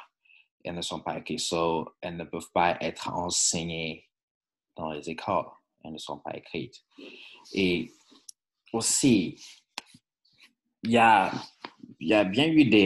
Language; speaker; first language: French; non-native, fluent; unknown